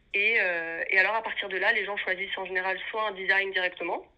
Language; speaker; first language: French; native; French